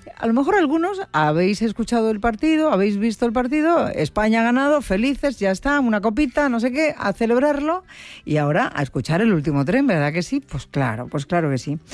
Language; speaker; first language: Spanish; native; Spanish